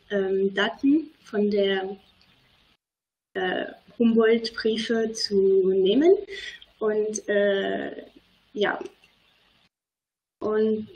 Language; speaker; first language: German; non-native, fluent; French